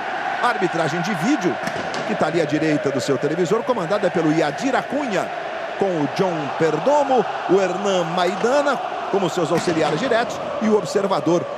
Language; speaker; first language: Portuguese; native; Portuguese